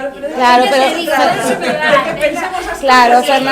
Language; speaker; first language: Spanish; native; Spanish